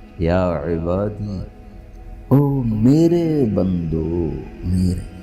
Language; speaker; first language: Urdu; non-native, local second language; Punjabi